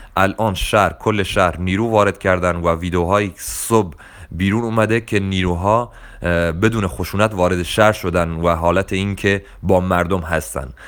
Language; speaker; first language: Persian; non-native, local second language; Kurdish